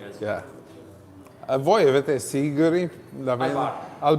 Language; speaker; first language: Italian; non-native, fluent; English